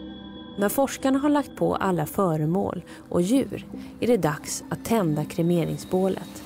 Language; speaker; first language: Swedish; native; Swedish